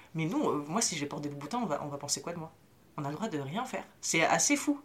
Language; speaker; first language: French; early bilingual, other home language; Arabic